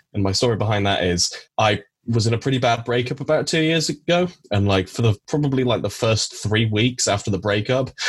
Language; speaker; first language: English; native; English